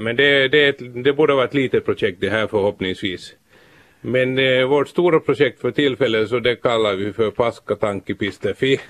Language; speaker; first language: Swedish; native; Swedish